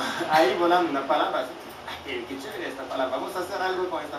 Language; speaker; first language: Spanish; non-native, fluent; French